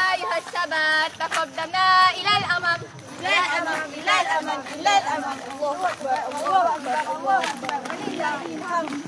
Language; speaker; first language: Arabic; non-native, learner; Malay